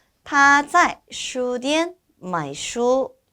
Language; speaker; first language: Chinese; non-native, fluent; Korean